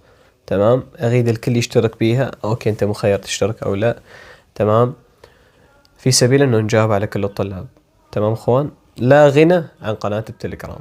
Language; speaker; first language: Arabic; native; Arabic